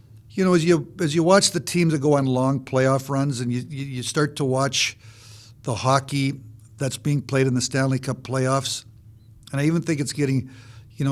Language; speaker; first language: English; native; English